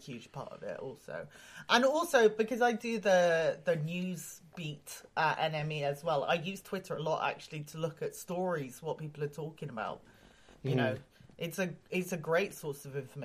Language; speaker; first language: English; native; English